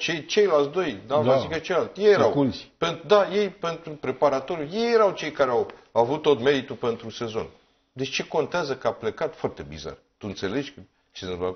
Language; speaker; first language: Romanian; native; Romanian